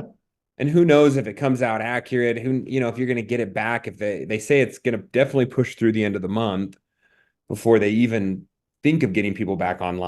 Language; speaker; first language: English; native; English